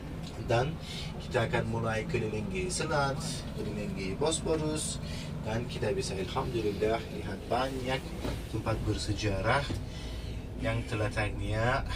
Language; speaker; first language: Indonesian; non-native, fluent; Turkish